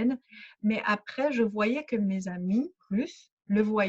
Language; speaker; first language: French; early bilingual, other home language; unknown